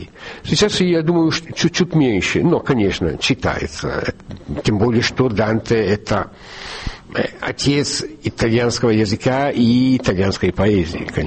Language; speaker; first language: Russian; non-native, fluent; Italian